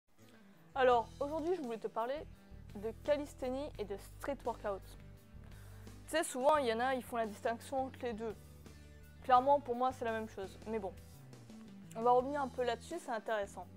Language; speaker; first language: French; native; French